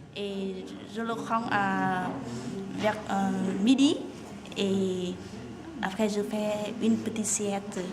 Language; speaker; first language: French; non-native, learner; Vietnamese